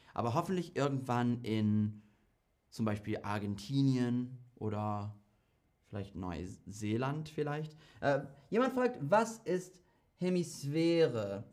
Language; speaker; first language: German; non-native, fluent; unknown